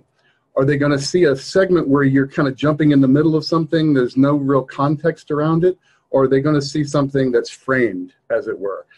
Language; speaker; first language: English; native; English